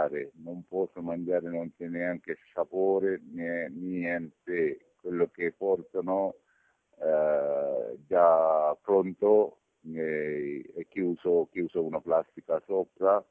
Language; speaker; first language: Italian; non-native, learner; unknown